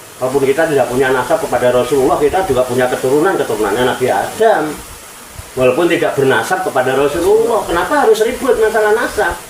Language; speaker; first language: Indonesian; non-native, local second language; Javanese